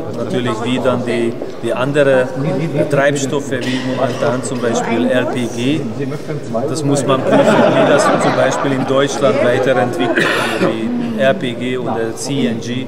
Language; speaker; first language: German; non-native, learner; Hungarian